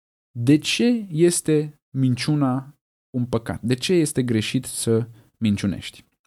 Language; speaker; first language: Romanian; native; Romanian